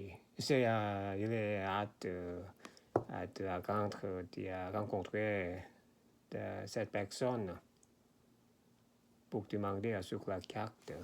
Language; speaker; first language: French; non-native, learner; Korean